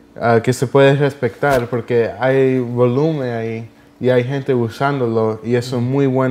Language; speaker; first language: Spanish; early bilingual, heritage; Spanish